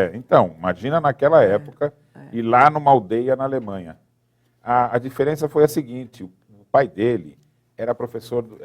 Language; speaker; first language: Portuguese; native; Portuguese